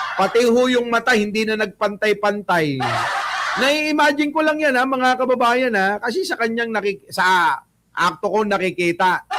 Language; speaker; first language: Filipino; non-native, local second language; Iloko